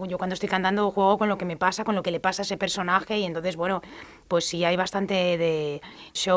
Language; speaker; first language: Spanish; native; Spanish